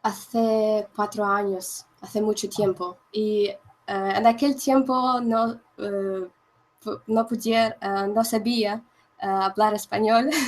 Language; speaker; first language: Spanish; non-native, fluent; Russian